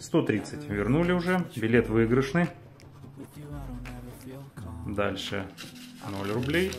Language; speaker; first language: Russian; native; Russian